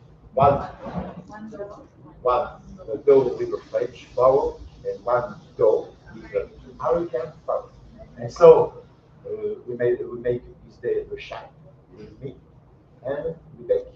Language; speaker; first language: English; non-native, learner; French